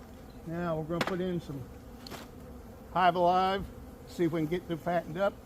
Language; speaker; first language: English; native; English